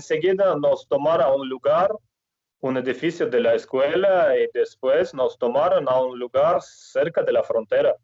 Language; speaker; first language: Spanish; non-native, fluent; Russian